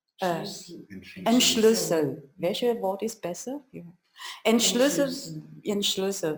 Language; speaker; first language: German; non-native, learner; Chinese